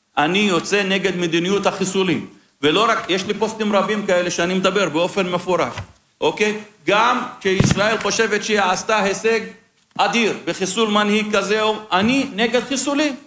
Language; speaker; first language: Hebrew; non-native, local second language; Arabic